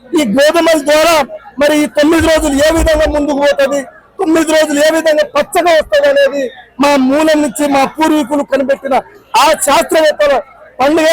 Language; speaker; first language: Telugu; non-native, local second language; Lambadi